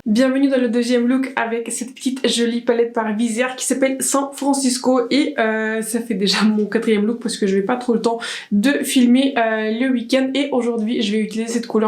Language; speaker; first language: French; native; French